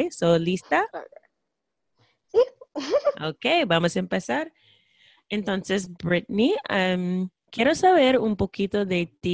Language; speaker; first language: Spanish; non-native, fluent; English